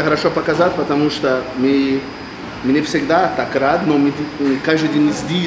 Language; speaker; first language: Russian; non-native, learner; Portuguese